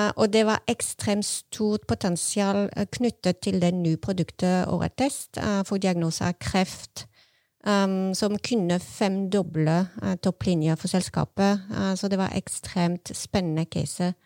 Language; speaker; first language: Norwegian; non-native, fluent; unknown